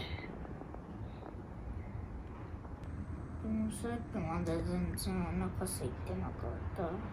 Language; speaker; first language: Japanese; early bilingual, other home language; Uyghur